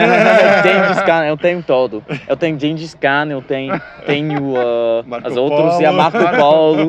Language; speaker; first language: Portuguese; non-native, learner; English